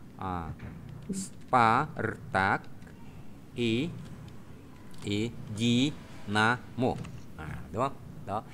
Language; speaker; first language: Vietnamese; native; Vietnamese